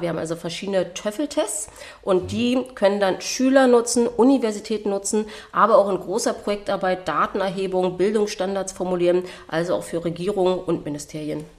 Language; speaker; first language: German; native; German